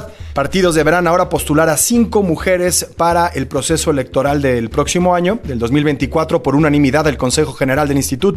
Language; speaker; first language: Spanish; native; Spanish